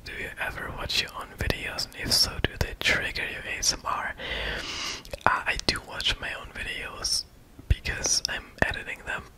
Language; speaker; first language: English; non-native, fluent; German